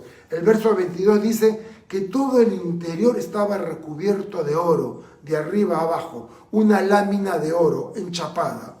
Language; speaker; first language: Spanish; native; Spanish